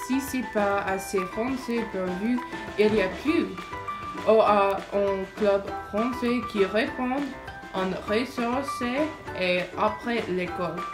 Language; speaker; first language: French; non-native, learner; English